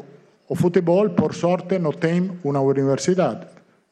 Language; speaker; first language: Portuguese; non-native, learner; Italian